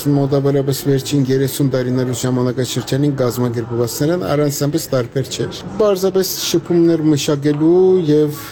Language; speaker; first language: Armenian; native; Armenian